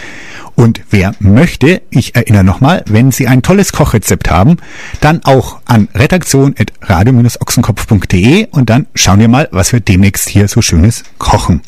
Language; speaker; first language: German; native; German